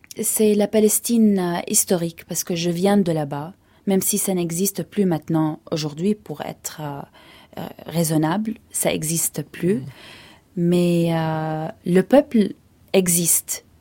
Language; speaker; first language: French; non-native, fluent; Arabic